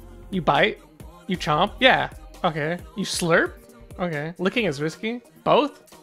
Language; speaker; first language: English; native; English